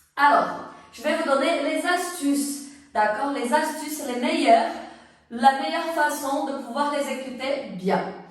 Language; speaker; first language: French; non-native, fluent; Portuguese